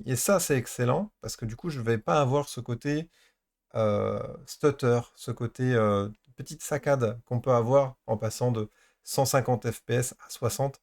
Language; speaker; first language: French; native; French